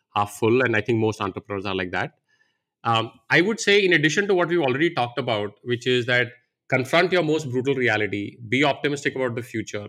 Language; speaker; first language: English; non-native, local second language; Hindi